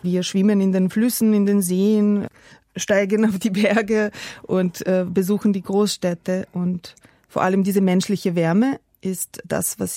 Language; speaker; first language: German; non-native, fluent; Serbian